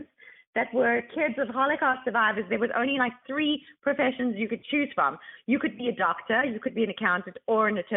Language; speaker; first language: English; native; English